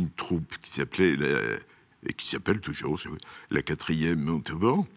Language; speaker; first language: French; native; French